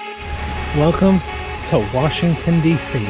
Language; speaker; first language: English; native; English